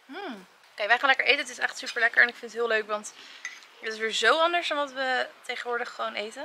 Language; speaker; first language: Dutch; native; Dutch